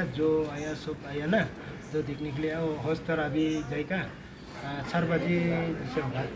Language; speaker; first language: Hindi; non-native, local second language; Khasi